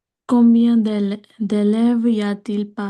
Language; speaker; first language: French; non-native, learner; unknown